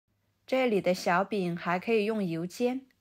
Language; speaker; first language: Chinese; native; Chinese